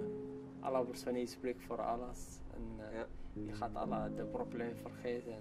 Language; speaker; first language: Dutch; non-native, learner; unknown